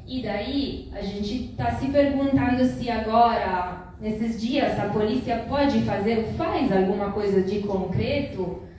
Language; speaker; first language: Portuguese; non-native, learner; Italian